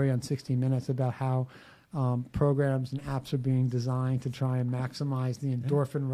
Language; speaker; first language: English; native; English